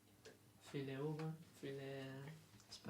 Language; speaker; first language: German; non-native, learner; Spanish